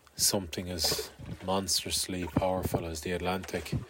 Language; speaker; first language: English; native; English